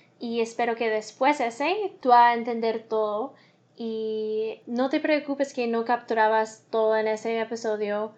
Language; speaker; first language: Spanish; non-native, learner; English